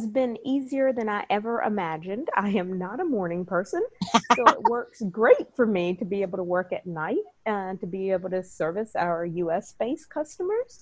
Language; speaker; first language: English; native; English